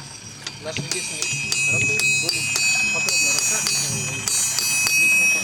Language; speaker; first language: Russian; non-native, local second language; Kyrgyz